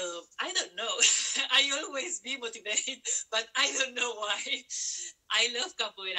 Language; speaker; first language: English; non-native, learner; Spanish